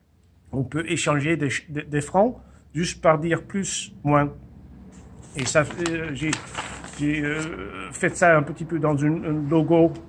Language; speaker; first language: French; non-native, fluent; Dutch